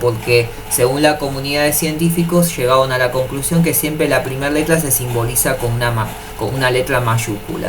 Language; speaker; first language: Spanish; native; Spanish